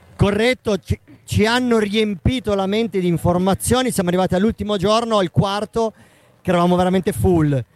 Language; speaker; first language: Italian; native; Italian